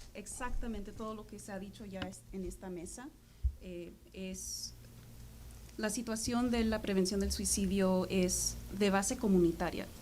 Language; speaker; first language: Spanish; early bilingual, other home language; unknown